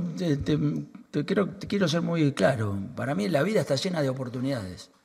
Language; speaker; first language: Spanish; native; Spanish